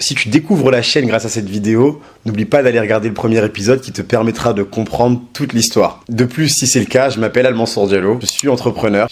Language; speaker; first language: French; native; French